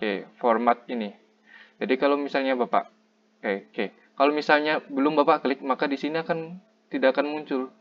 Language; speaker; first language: Indonesian; native; Indonesian